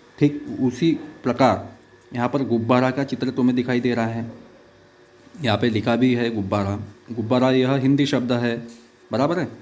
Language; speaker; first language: Hindi; non-native, local second language; Marathi